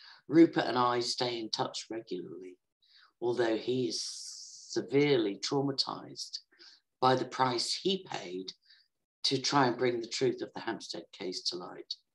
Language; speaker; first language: English; native; English